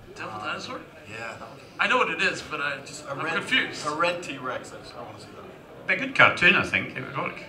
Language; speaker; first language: English; native; English